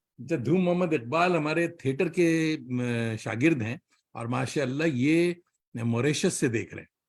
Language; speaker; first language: Urdu; native; Urdu